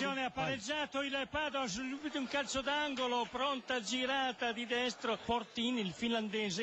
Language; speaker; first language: Italian; native; Italian